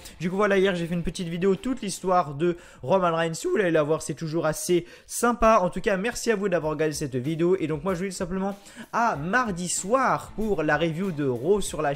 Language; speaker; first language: French; native; French